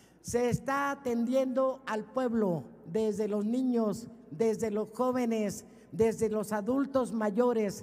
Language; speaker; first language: Spanish; native; Spanish